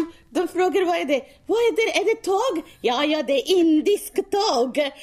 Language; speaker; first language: Swedish; non-native, learner; Malayalam